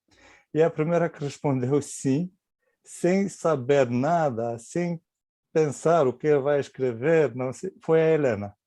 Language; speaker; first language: Portuguese; non-native, fluent; Romanian